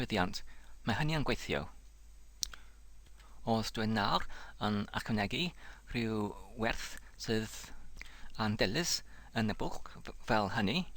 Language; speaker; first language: Welsh; non-native, fluent; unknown